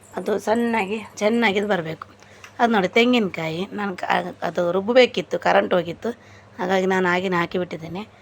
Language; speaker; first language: Kannada; non-native, local second language; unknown